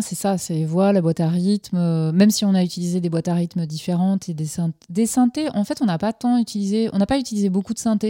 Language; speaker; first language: French; native; French